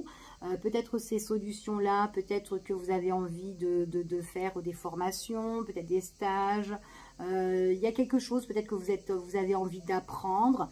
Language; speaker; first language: French; native; French